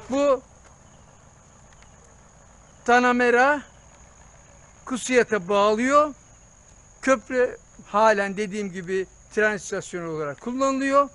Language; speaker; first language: Turkish; native; Turkish